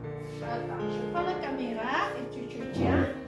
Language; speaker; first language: French; non-native, learner; Hmong